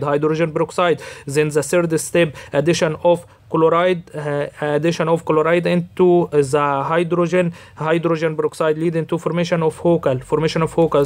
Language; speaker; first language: English; non-native, fluent; Arabic